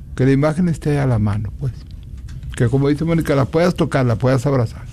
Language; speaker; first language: Spanish; native; Spanish